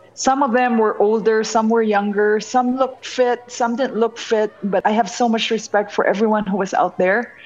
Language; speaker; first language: English; non-native, local second language; Hiligaynon